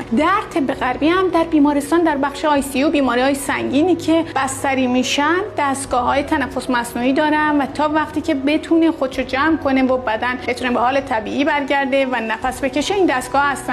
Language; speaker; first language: Persian; native; Persian